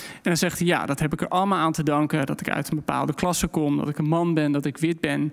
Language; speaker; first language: Dutch; native; Dutch